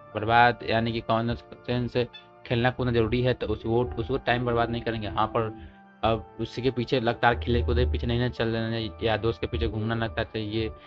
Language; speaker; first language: Hindi; native; Hindi